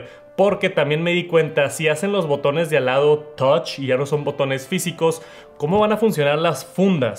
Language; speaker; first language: Spanish; native; Spanish